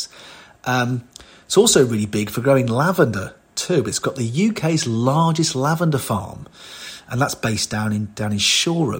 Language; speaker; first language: English; native; English